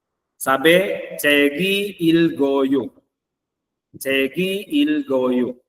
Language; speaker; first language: Korean; non-native, learner; Filipino